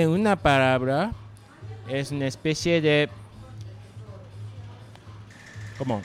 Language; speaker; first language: Spanish; non-native, learner; Japanese